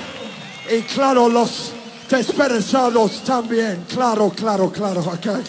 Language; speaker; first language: Spanish; non-native, learner; English